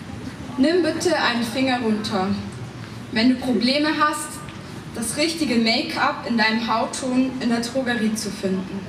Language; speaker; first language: German; native; German